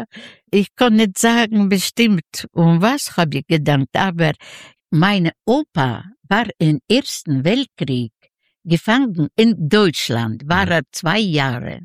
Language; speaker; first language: German; non-native, learner; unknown